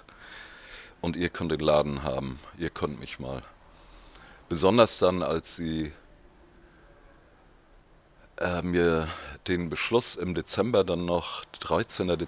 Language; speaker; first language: German; native; German